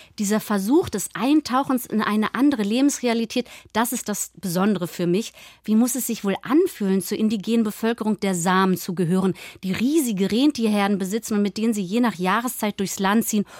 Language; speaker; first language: German; native; German